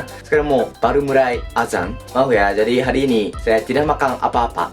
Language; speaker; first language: Indonesian; non-native, learner; Japanese